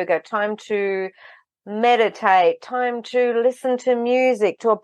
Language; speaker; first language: English; native; English